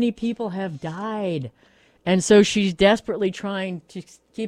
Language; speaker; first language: English; native; English